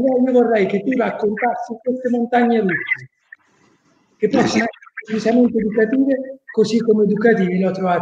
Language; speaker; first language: Italian; native; Italian